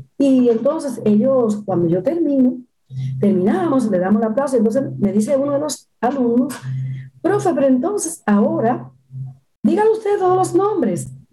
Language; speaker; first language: Spanish; native; Spanish